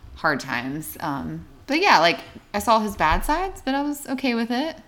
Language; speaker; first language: English; native; English